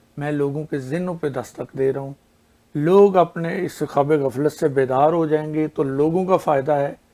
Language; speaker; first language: Urdu; non-native, local second language; Punjabi